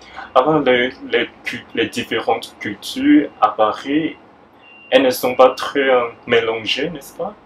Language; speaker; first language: French; non-native, fluent; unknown